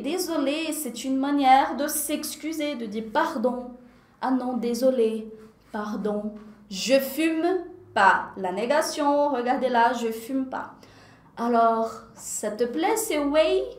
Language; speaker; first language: French; non-native, fluent; Portuguese